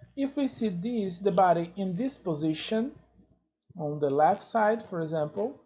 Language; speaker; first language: English; non-native, fluent; Portuguese